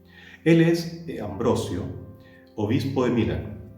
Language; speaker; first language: Spanish; native; Spanish